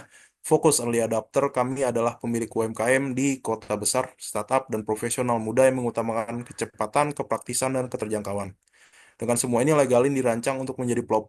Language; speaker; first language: Indonesian; native; Indonesian